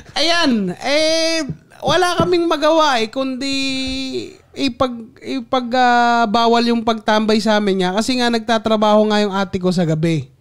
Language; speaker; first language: Filipino; native; Filipino